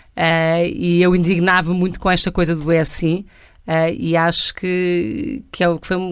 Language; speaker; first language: Portuguese; native; Portuguese